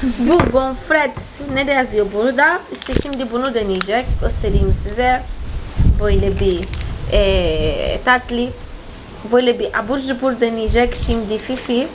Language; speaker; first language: Turkish; non-native, fluent; Portuguese